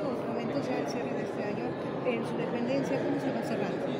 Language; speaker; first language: Spanish; native; Spanish